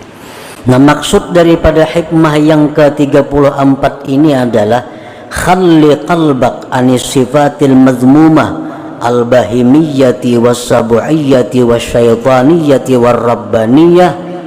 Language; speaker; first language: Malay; non-native, local second language; Banjar